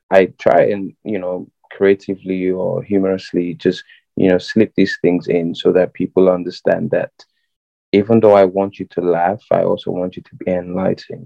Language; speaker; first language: English; non-native, local second language; Yoruba